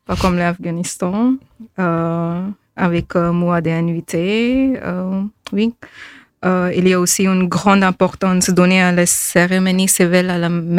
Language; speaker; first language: French; non-native, learner; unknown